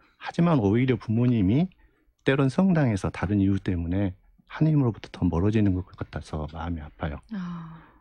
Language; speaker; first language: Korean; native; Korean